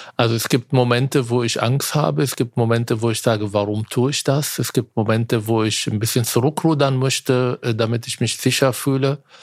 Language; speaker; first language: German; non-native, fluent; Arabic